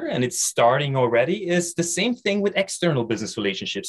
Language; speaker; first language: English; non-native, fluent; Dutch